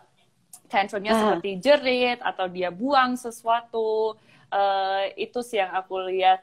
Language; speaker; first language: Indonesian; early bilingual, heritage; Indonesian